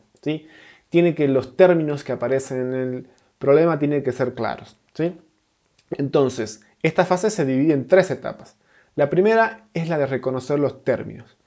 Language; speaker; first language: Spanish; native; Spanish